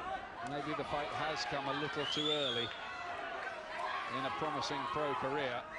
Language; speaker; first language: English; native; English